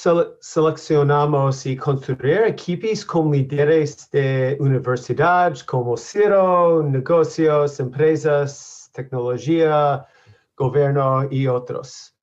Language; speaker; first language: Portuguese; non-native, learner; English